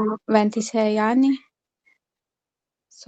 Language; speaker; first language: Italian; non-native, learner; Urdu